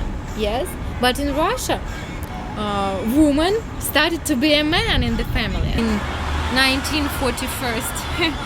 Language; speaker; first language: English; non-native, learner; Russian